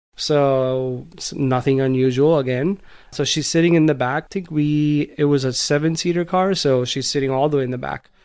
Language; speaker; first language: English; non-native, local second language; Gujarati